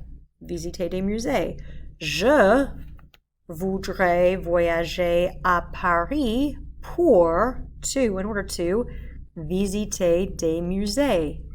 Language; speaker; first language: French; non-native, fluent; English